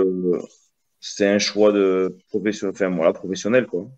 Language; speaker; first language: French; early bilingual, other home language; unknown